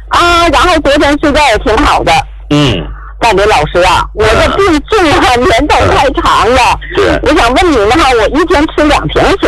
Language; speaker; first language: Chinese; native; Chinese